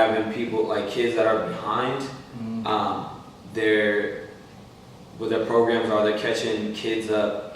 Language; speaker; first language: English; native; English